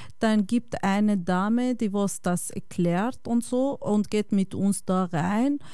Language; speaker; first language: German; non-native, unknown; Bosnian